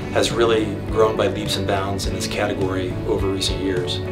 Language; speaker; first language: English; native; English